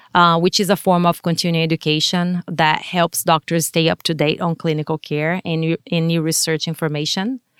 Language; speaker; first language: English; non-native, fluent; Portuguese